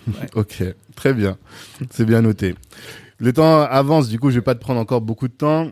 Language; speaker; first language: French; native; French